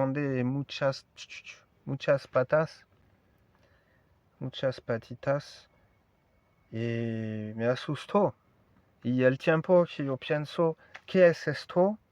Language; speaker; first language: Spanish; non-native, learner; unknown